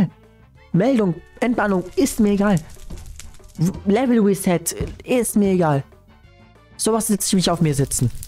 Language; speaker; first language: German; native; German